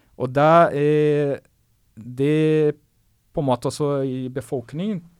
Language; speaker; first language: Norwegian; non-native, fluent; Portuguese